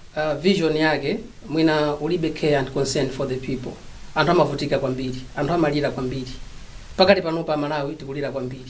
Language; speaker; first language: Nyanja; non-native, local second language; Tumbuka